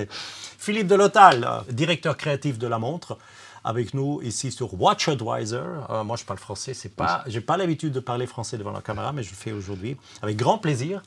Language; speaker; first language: French; non-native, fluent; German